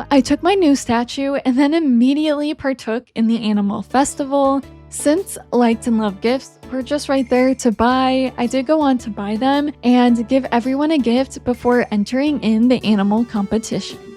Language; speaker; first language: English; native; English